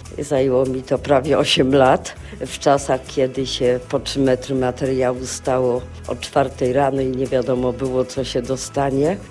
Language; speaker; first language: Polish; native; Polish